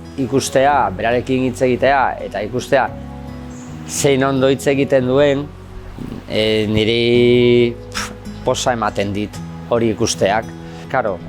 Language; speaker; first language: Basque; non-native, local second language; Galician